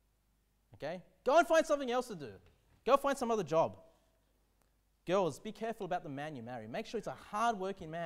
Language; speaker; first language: English; native; English